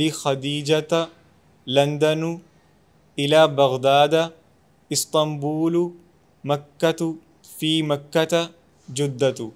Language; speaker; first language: Arabic; non-native, learner; Urdu